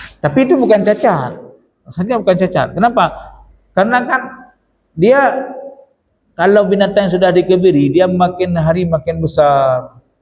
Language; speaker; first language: Malay; non-native, local second language; Achinese